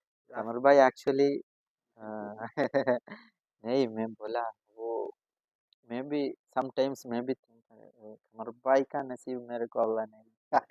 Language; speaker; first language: Hindi; non-native, local second language; Malayalam